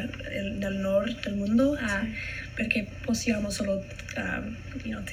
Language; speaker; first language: Italian; non-native, learner; English